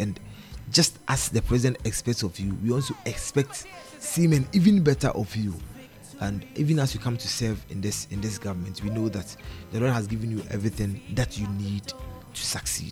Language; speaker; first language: English; non-native, local second language; Akan